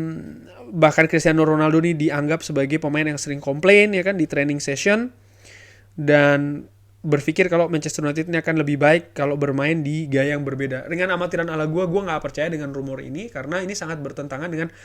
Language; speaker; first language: Indonesian; native; Indonesian